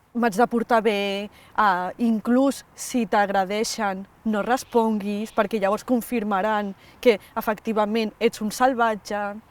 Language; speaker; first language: Catalan; early bilingual, other home language; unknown